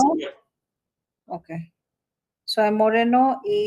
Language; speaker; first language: Spanish; non-native, learner; Bangla